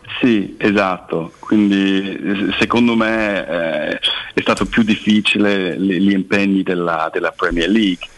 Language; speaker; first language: Italian; non-native, fluent; English